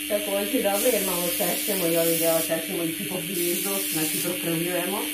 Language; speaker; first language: Serbian; native; Serbian